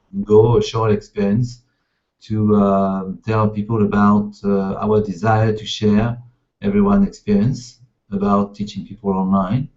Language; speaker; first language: English; non-native, fluent; French